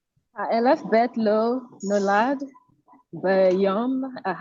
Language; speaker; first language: Hebrew; non-native, learner; English